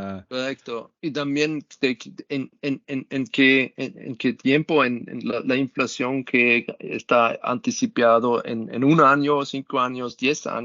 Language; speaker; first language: Spanish; non-native, learner; German